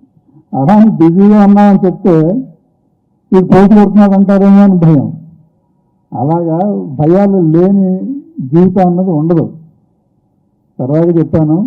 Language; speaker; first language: Telugu; native; Telugu